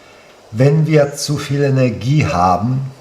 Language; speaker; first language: German; non-native, fluent; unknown